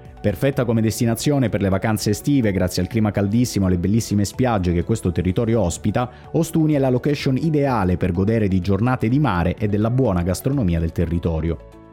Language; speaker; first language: Italian; native; Italian